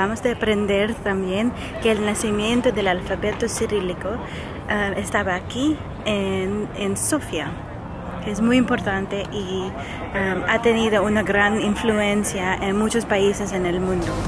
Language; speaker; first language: Spanish; non-native, learner; Dutch